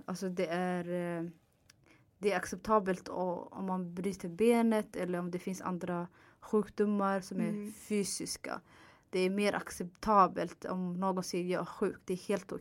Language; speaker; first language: Swedish; non-native, fluent; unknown